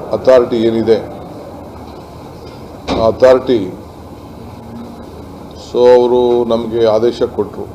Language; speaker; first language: Kannada; native; Kannada